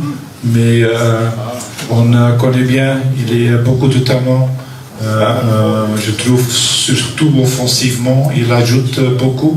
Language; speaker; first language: French; non-native, local second language; Dutch